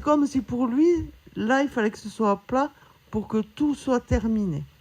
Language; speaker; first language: French; native; French